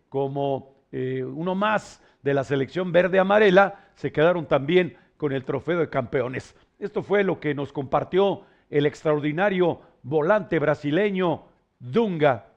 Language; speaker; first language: Spanish; native; Spanish